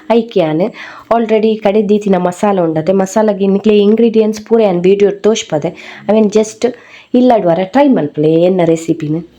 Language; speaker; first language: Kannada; non-native, local second language; Tulu